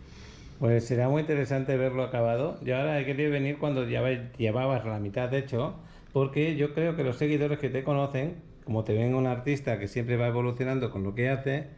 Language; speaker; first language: Spanish; native; Spanish